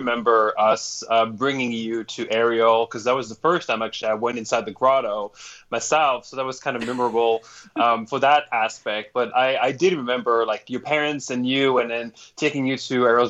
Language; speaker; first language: English; non-native, fluent; French